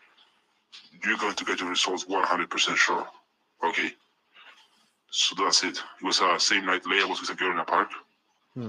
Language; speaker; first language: English; non-native, fluent; Spanish